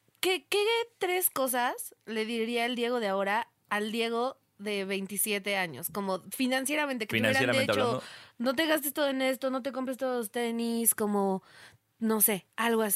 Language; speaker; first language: Spanish; native; Spanish